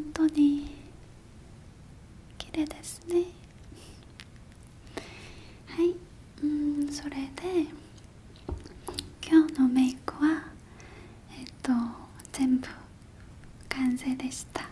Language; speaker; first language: Japanese; non-native, learner; Korean